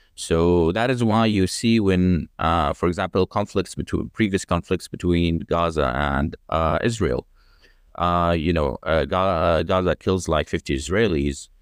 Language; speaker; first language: English; non-native, fluent; Arabic